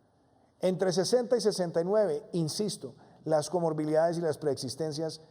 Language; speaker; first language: Spanish; native; Spanish